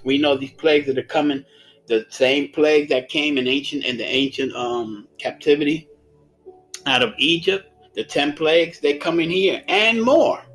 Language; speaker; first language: English; native; English